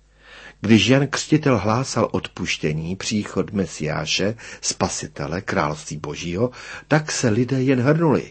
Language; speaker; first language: Czech; native; Czech